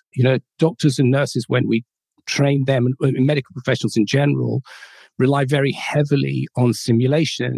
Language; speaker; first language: English; native; English